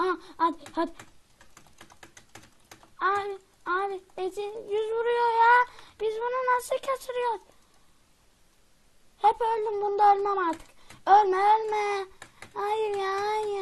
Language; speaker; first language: Turkish; native; Turkish